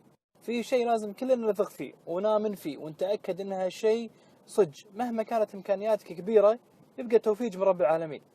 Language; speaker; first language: Arabic; native; Arabic